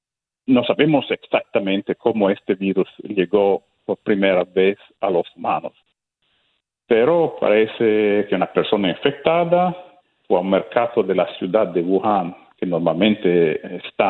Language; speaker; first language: Spanish; non-native, fluent; Italian